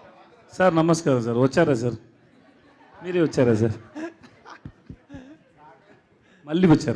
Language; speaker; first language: Telugu; non-native, learner; Tamil